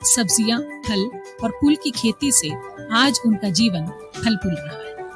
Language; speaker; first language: Hindi; native; Hindi